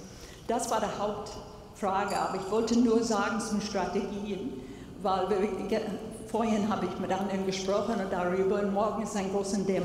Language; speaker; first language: German; non-native, fluent; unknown